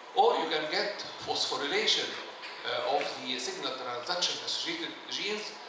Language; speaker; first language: English; non-native, fluent; Arabic